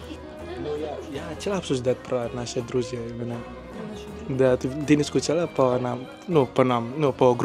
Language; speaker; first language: Russian; non-native, learner; Indonesian